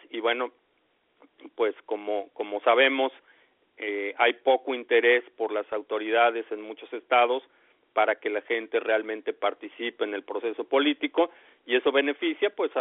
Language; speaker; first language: Spanish; native; Spanish